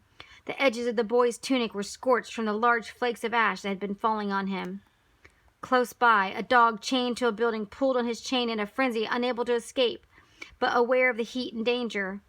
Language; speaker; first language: English; native; English